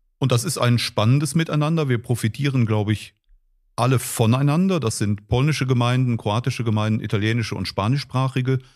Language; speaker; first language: German; native; German